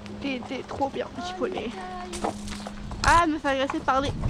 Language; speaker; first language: French; native; French